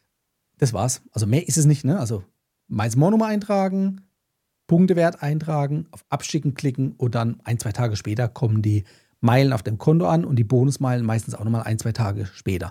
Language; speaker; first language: German; native; German